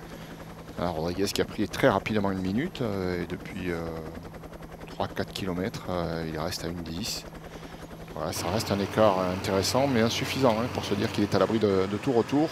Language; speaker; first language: French; native; French